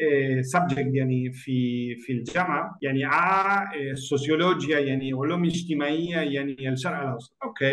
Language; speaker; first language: Arabic; non-native, learner; Spanish